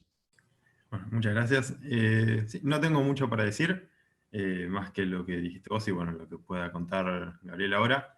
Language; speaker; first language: Spanish; native; Spanish